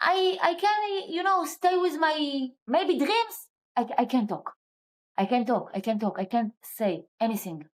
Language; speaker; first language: English; non-native, learner; Hebrew